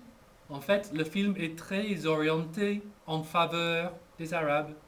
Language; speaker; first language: French; non-native, fluent; English